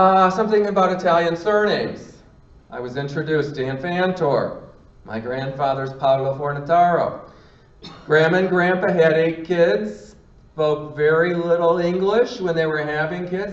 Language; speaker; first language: English; native; English